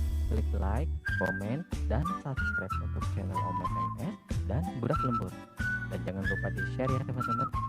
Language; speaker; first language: Indonesian; non-native, local second language; Sundanese